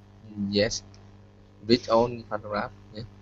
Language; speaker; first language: English; non-native, learner; Vietnamese